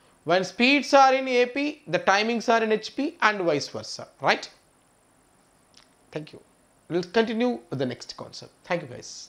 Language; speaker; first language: English; non-native, local second language; Telugu